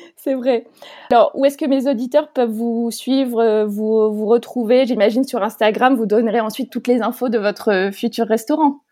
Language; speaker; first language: French; native; French